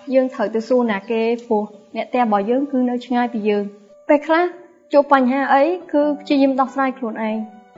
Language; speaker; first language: Khmer; native; Khmer